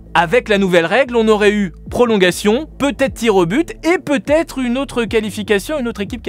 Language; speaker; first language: French; native; French